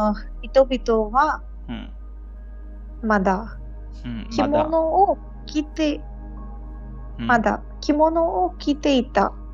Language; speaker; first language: Japanese; non-native, learner; Hindi